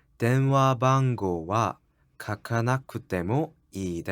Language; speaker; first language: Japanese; non-native, learner; Korean